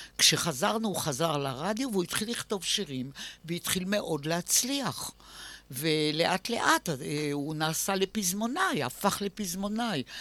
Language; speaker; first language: Hebrew; native; Hebrew